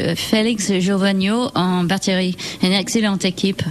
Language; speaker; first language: French; non-native, learner; English